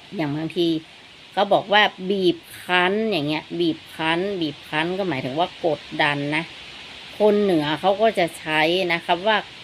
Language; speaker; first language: Thai; native; Thai